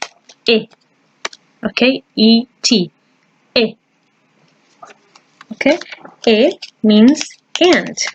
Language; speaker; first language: French; non-native, fluent; English